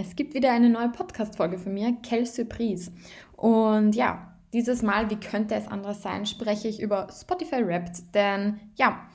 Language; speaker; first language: German; native; German